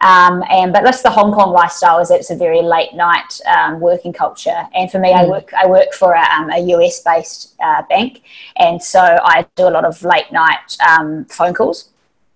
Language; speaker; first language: English; native; English